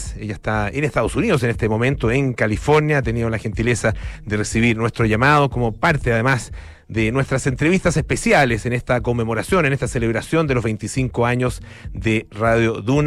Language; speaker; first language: Spanish; native; Spanish